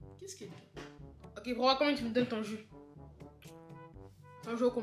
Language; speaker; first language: French; native; French